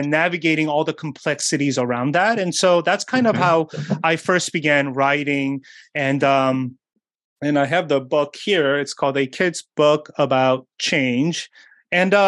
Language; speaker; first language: English; early bilingual, other home language; Korean